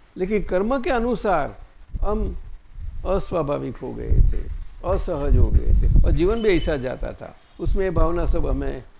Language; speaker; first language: Hindi; non-native, local second language; Gujarati